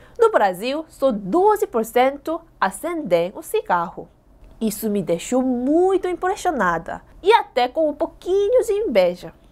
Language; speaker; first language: Portuguese; non-native, fluent; Korean